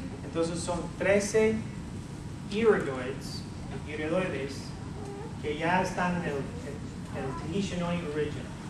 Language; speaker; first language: Spanish; early bilingual, heritage; English